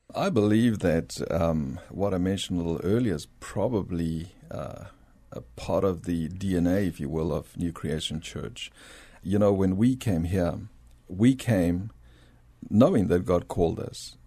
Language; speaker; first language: English; early bilingual, other home language; Spanish